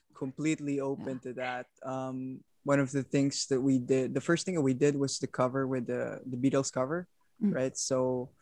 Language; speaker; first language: English; non-native, local second language; Filipino